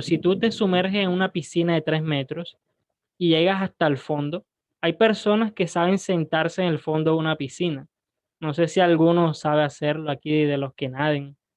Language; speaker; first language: Spanish; native; Spanish